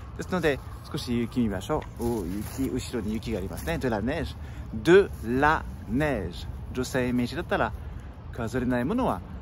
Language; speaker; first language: Japanese; non-native, fluent; French